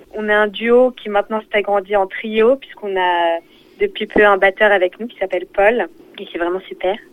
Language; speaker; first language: French; early bilingual, other home language; Portuguese